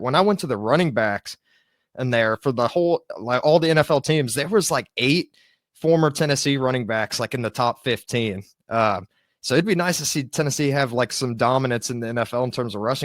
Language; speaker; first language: English; native; English